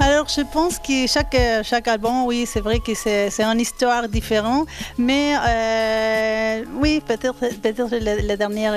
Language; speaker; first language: French; non-native, learner; Spanish